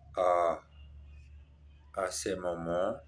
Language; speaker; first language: French; non-native, learner; Portuguese